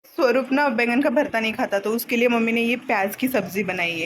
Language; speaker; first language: Hindi; non-native, local second language; Marathi